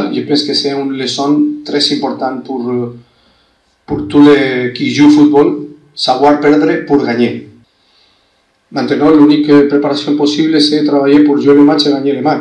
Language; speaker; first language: French; non-native, fluent; Spanish